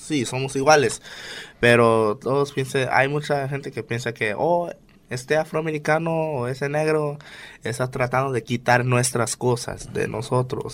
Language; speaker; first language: Spanish; non-native, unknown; English